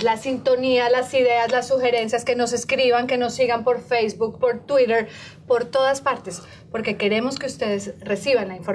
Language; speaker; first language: Spanish; native; Spanish